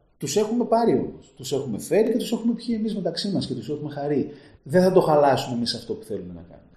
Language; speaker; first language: Greek; native; Greek